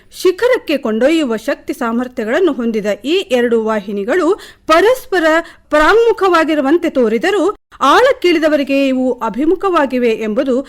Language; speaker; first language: Kannada; native; Kannada